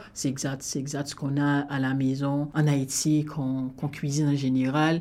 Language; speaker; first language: French; non-native, local second language; Haitian Creole